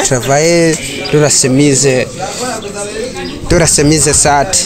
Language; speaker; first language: French; non-native, learner; Rundi